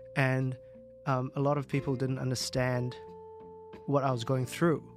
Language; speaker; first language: English; native; English